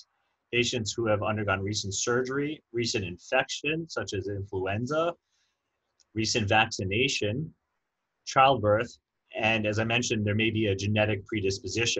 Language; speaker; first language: English; native; English